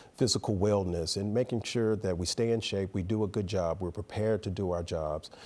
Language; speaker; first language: English; native; English